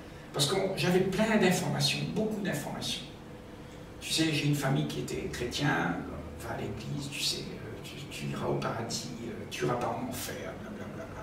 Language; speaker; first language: French; native; French